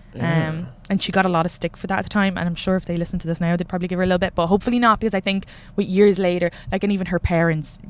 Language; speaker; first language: English; native; English